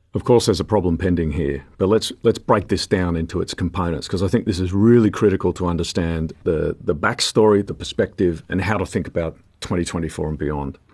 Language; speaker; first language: English; native; English